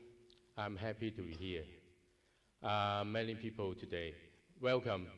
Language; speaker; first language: English; non-native, learner; Cantonese